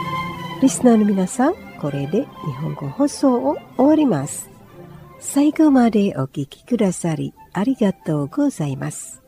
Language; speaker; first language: Japanese; non-native, fluent; Indonesian